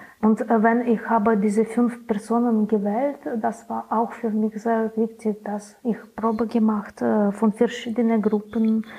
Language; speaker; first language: German; non-native, learner; Belarusian